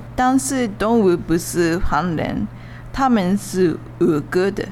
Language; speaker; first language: Chinese; non-native, learner; Japanese